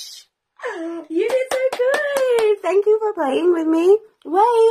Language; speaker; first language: English; native; English